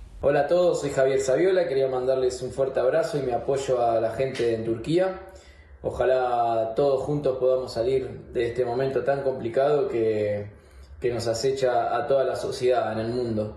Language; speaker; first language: Spanish; native; Spanish